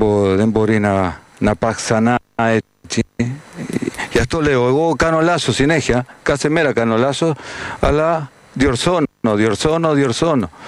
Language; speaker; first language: Greek; non-native, fluent; Spanish